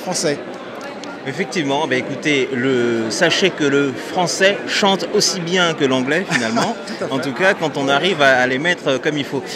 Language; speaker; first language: French; native; French